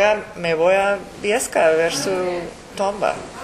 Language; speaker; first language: Spanish; early bilingual, heritage; English